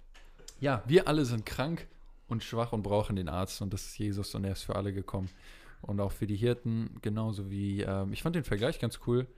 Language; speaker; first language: German; native; German